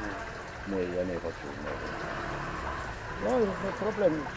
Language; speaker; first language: Russian; non-native, learner; German